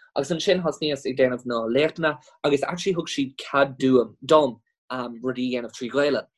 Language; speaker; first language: Irish; non-native, local second language; English